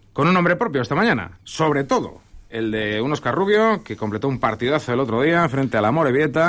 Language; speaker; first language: Spanish; native; Spanish